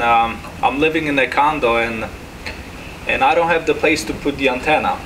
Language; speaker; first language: English; non-native, fluent; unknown